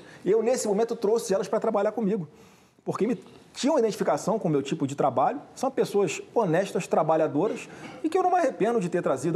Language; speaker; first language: Portuguese; native; Portuguese